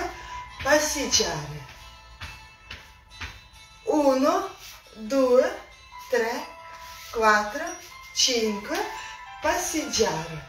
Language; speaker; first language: Italian; non-native, learner; Russian